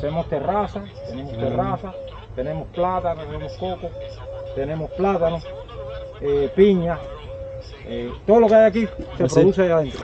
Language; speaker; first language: Spanish; native; Spanish